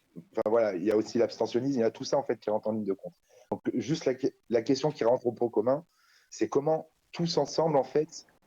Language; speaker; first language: French; native; French